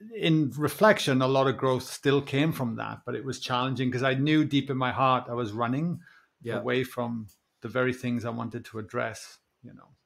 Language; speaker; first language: English; native; English